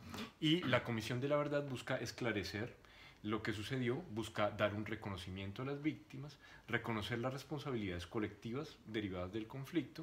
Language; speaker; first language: Spanish; native; Spanish